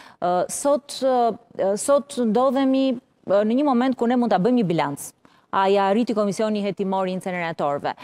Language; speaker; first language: Albanian; native; Albanian